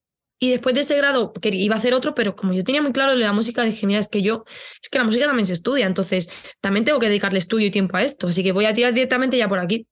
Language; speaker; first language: Spanish; native; Spanish